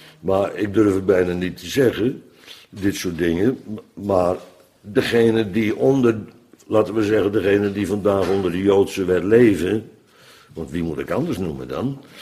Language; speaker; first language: Dutch; native; Dutch